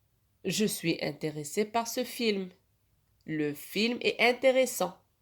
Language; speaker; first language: French; non-native, local second language; Arabic